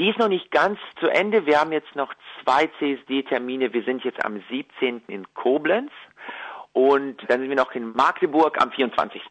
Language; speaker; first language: German; early bilingual, other home language; Russian